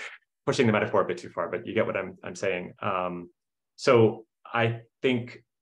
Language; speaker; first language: English; native; English